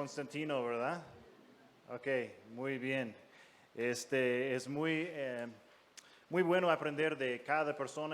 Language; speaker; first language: Spanish; non-native, fluent; English